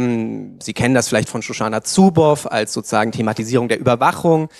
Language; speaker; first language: German; native; German